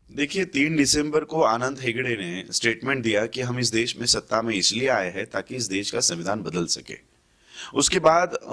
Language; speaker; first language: Hindi; non-native, local second language; Marathi